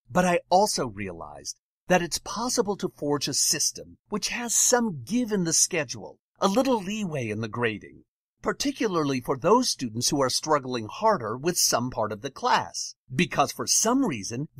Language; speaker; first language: English; native; English